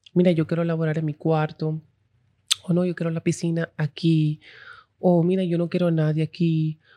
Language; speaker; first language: Spanish; early bilingual, heritage; Spanish